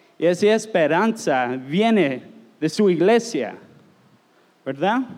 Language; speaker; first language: Spanish; non-native, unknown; English